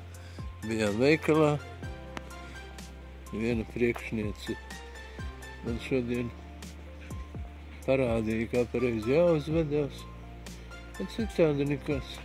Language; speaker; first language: Latvian; native; Latvian